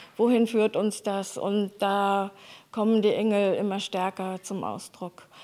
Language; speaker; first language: German; native; German